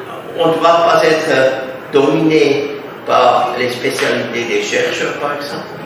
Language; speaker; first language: French; non-native, fluent; German